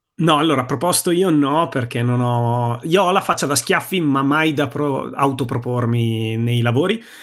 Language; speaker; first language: Italian; native; Italian